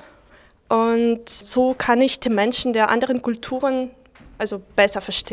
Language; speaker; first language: German; non-native, fluent; Russian